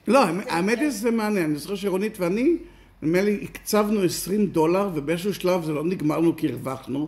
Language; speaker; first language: Hebrew; native; Hebrew